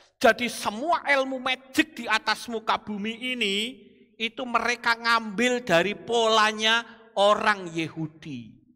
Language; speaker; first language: Indonesian; non-native, local second language; Javanese